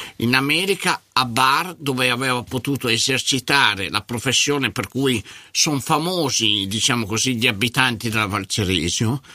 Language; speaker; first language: Italian; native; Italian